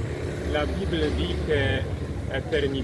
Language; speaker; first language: French; non-native, learner; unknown